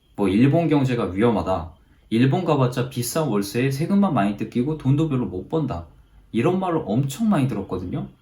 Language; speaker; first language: Korean; native; Korean